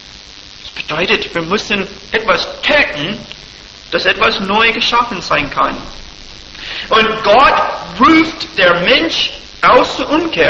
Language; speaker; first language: German; non-native, fluent; English